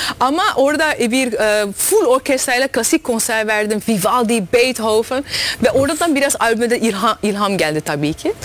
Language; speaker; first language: Turkish; early bilingual, heritage; Dutch